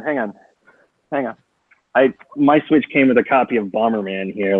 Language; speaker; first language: English; native; English